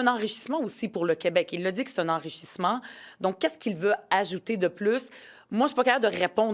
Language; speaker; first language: French; early bilingual, other home language; Arabic